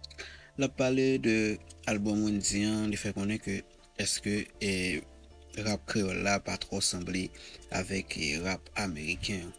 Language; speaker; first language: Haitian Creole; native; Haitian Creole